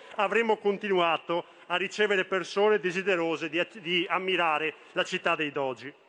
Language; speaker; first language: Italian; native; Italian